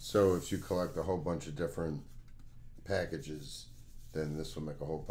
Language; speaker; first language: English; native; English